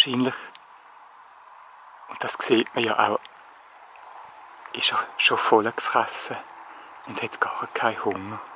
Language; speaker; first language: German; native; German